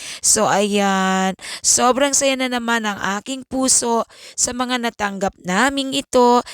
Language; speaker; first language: Filipino; native; Filipino